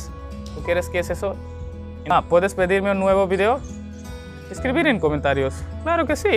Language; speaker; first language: Spanish; non-native, learner; Hindi